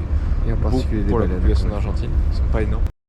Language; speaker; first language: French; native; French